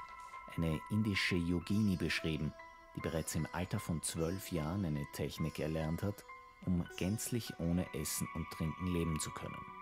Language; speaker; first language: German; native; German